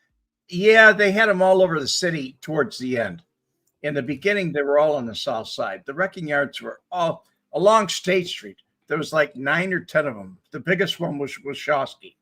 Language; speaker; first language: English; native; English